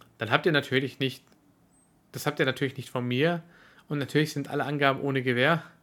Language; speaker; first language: German; early bilingual, other home language; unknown